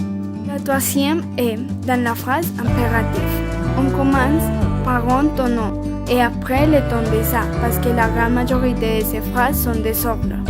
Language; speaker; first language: French; non-native, learner; Spanish